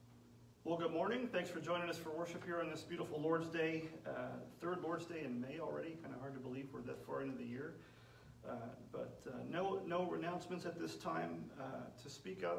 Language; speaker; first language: English; native; English